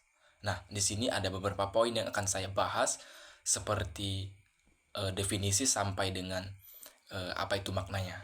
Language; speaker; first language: Indonesian; native; Indonesian